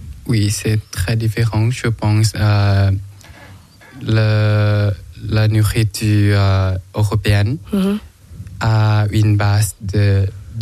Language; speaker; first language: French; non-native, learner; Thai